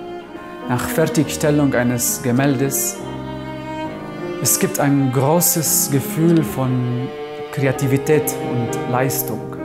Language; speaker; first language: German; non-native, fluent; Arabic